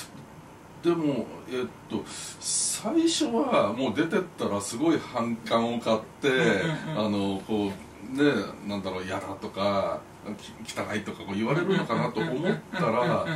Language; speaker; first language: Japanese; native; Japanese